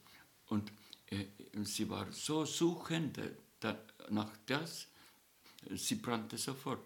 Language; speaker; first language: German; non-native, learner; Estonian